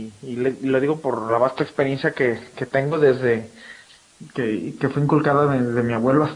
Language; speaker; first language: Spanish; native; Spanish